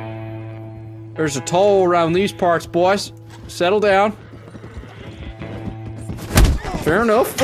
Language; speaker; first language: English; native; English